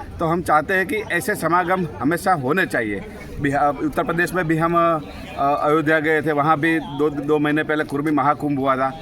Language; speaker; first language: Hindi; non-native, local second language; Gujarati